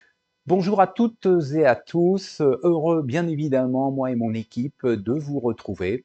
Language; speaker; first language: French; native; French